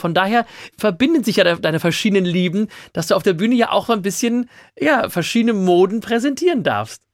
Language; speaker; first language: German; native; German